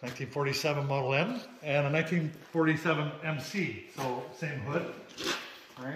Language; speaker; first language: English; native; English